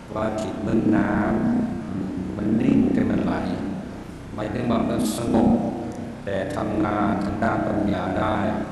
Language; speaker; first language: Thai; non-native, fluent; English